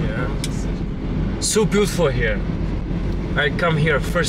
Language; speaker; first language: English; non-native, learner; Uyghur